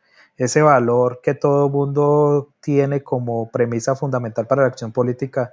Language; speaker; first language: Spanish; native; Spanish